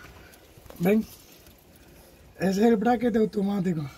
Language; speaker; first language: Spanish; native; Spanish